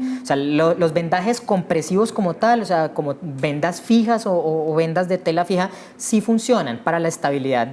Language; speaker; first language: Spanish; native; Spanish